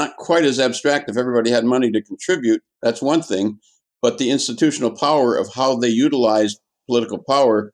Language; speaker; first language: English; native; English